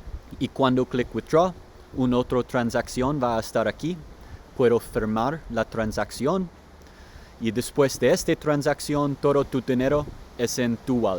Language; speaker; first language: Spanish; non-native, learner; English